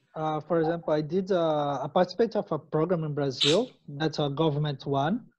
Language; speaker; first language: English; non-native, learner; Portuguese